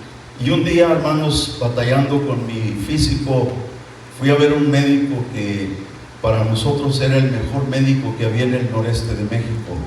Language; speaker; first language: Spanish; native; Spanish